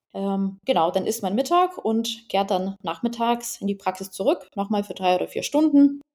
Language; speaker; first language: German; non-native, fluent; Lithuanian